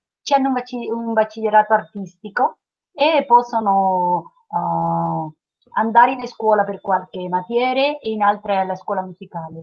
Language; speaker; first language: Italian; non-native, learner; Spanish